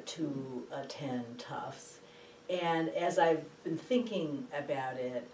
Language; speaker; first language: English; native; English